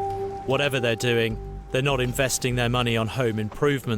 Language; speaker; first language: English; native; English